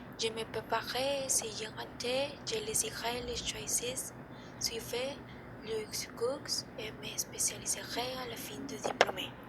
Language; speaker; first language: French; non-native, learner; Spanish